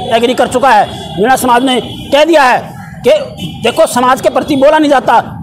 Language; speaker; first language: Hindi; native; Hindi